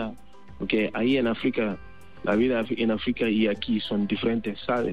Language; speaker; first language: Spanish; non-native, learner; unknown